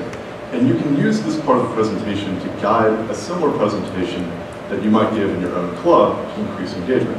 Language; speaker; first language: English; native; English